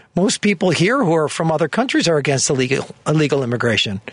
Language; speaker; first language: English; native; English